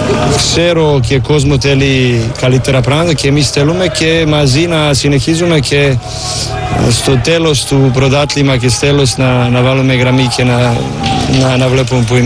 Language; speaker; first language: Greek; non-native, learner; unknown